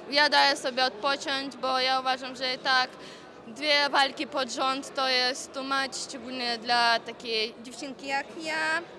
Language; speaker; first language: Polish; native; Polish